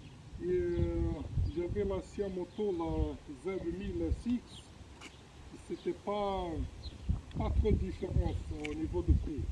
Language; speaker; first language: French; non-native, fluent; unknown